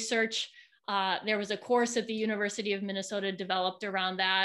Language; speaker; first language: English; native; English